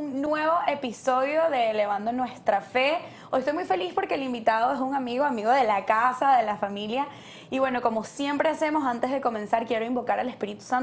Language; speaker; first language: Spanish; native; Spanish